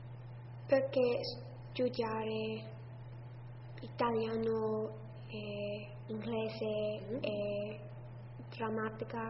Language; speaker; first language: Italian; non-native, learner; English